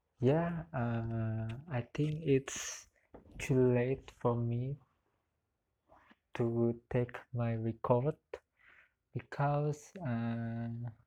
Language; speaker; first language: English; non-native, learner; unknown